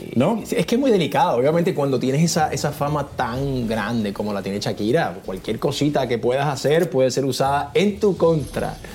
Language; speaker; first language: Spanish; native; Spanish